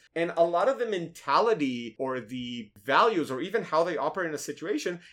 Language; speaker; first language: English; non-native, fluent; Hebrew